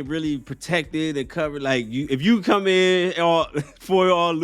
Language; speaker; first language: English; native; English